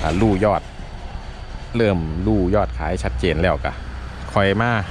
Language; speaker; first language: Thai; non-native, local second language; Lao